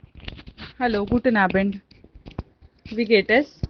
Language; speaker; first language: German; non-native, fluent; Hindi